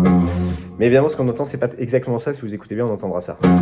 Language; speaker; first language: French; native; French